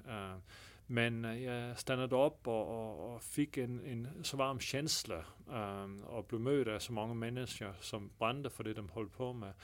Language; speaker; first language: Danish; native; Danish